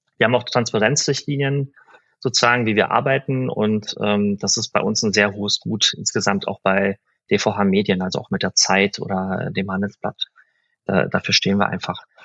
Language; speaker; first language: German; early bilingual, other home language; Persian